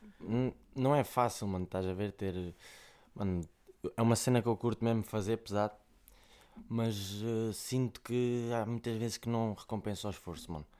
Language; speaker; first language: Portuguese; native; Portuguese